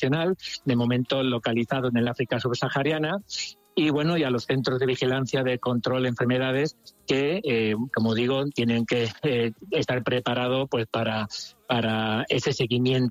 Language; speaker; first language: Spanish; native; Spanish